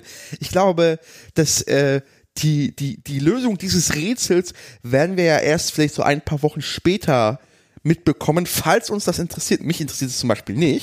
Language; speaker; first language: German; native; German